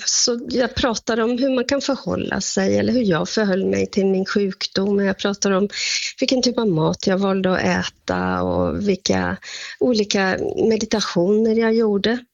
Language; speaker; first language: Swedish; native; Swedish